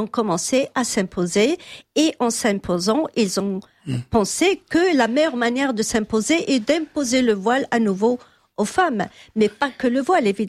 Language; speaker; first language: French; non-native, local second language; Kabyle